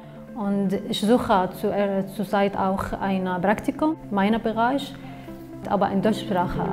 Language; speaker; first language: German; non-native, learner; Arabic